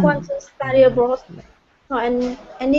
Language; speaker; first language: English; non-native, learner; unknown